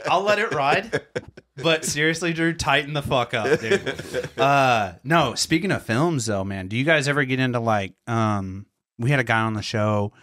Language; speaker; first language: English; native; English